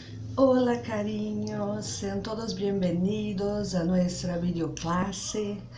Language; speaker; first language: Spanish; non-native, learner; Portuguese